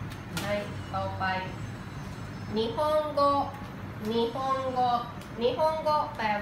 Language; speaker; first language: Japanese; non-native, fluent; Thai